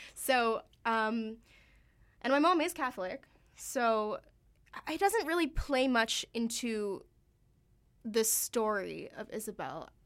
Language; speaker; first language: English; early bilingual, other home language; Filipino